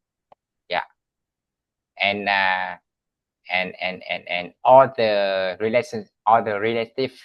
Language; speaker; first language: English; non-native, learner; Vietnamese